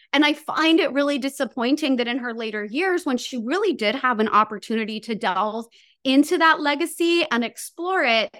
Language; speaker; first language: English; native; English